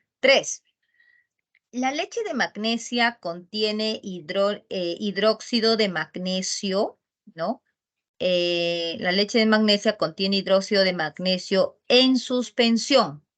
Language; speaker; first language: Spanish; native; Spanish